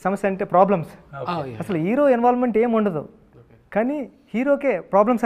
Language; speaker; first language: Telugu; native; Telugu